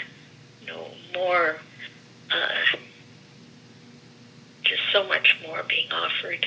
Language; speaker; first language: English; early bilingual, other home language; Greek